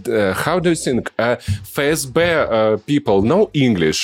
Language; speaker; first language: English; non-native, learner; Russian